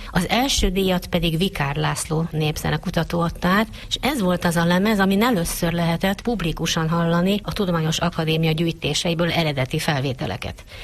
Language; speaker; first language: Hungarian; native; Hungarian